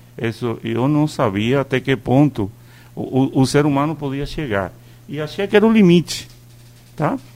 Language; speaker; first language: Portuguese; non-native, fluent; Spanish